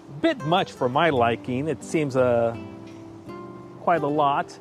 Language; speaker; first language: English; native; English